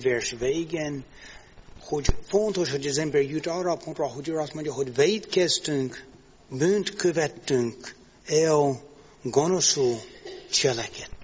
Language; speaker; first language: Hungarian; non-native, learner; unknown